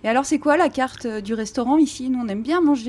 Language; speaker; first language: French; native; French